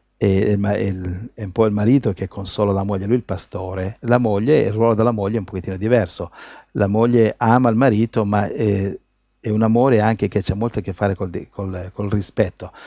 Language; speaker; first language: Italian; native; Italian